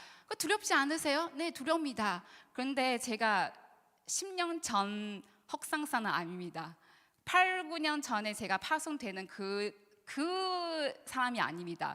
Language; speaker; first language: Korean; non-native, learner; Chinese